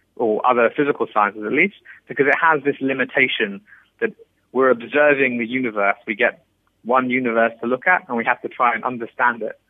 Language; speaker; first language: English; native; English